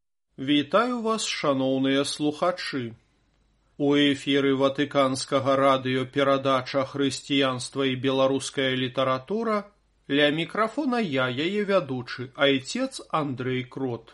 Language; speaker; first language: Belarusian; native; Belarusian